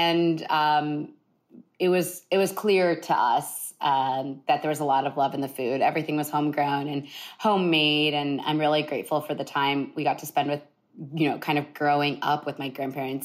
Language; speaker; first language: English; native; English